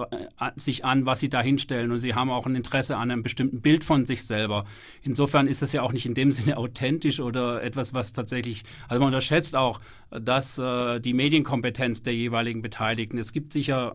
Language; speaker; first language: German; native; German